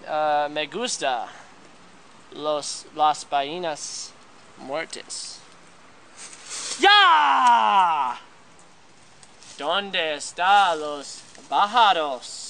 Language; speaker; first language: Spanish; non-native, learner; English